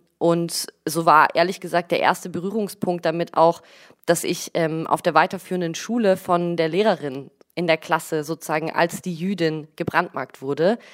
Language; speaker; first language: German; early bilingual, other home language; Russian